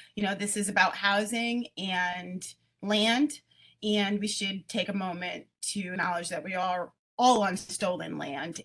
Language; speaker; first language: English; native; English